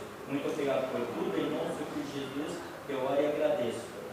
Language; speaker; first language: Portuguese; native; Portuguese